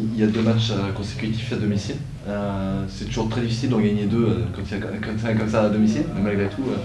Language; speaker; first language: French; native; French